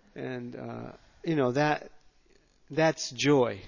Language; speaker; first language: English; native; English